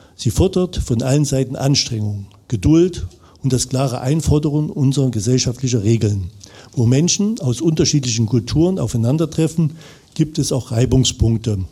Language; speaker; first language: German; native; German